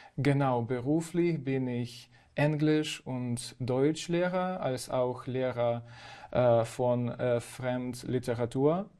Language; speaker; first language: German; non-native, fluent; Ukrainian